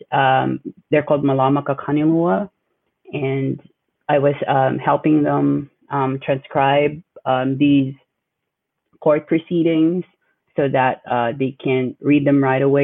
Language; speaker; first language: English; non-native, local second language; Filipino